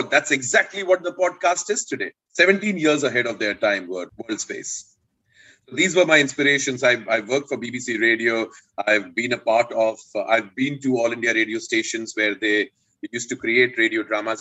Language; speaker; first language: English; non-native, local second language; Hindi